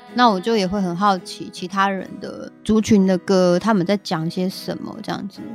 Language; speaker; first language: Chinese; native; Chinese